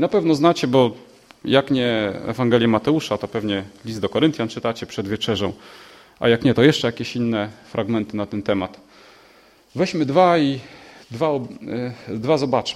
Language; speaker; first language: Polish; native; Polish